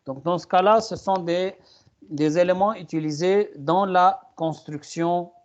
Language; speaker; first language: French; non-native, local second language; Arabic